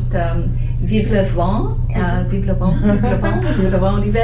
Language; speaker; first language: French; non-native, learner; English